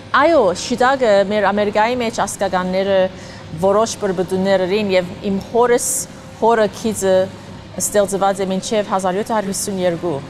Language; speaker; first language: Armenian; early bilingual, heritage; Armenian